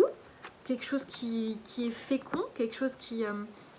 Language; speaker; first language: French; native; French